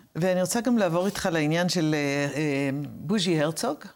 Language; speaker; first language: Hebrew; native; Hebrew